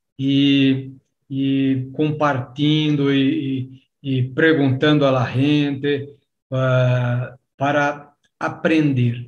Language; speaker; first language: Spanish; non-native, learner; Portuguese